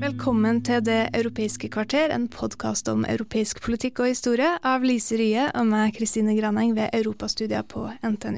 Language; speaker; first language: Norwegian; native; Norwegian